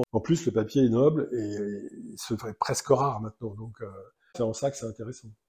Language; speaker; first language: French; native; French